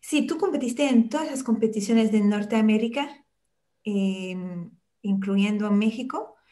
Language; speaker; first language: Spanish; non-native, fluent; French